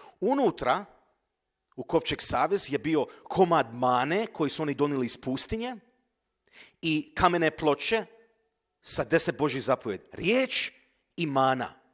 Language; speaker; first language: Croatian; early bilingual, heritage; Croatian